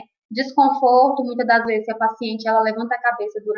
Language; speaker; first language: Portuguese; native; Portuguese